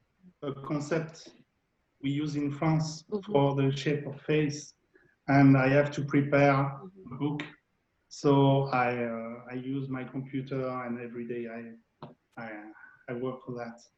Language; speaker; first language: English; non-native, learner; French